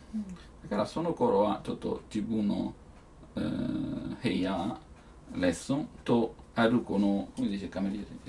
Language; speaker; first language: Japanese; non-native, learner; Italian